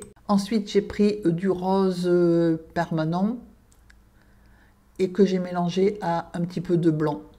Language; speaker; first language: French; native; French